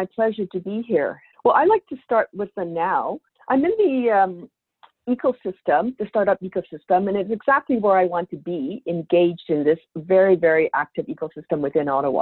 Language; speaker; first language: English; native; English